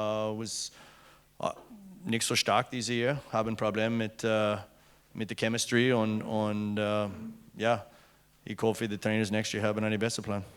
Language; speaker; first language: German; non-native, learner; English